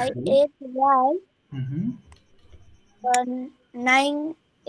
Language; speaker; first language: English; non-native, learner; Bangla